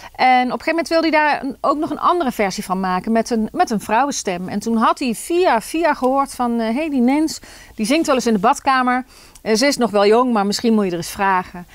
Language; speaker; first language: Dutch; native; Dutch